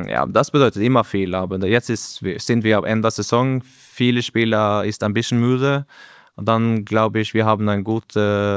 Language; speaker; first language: German; non-native, learner; Norwegian